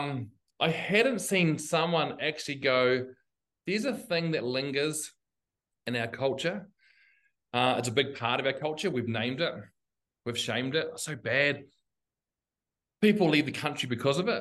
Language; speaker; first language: English; native; English